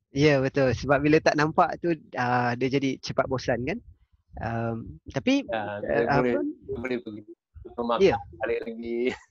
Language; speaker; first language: Malay; native; Malay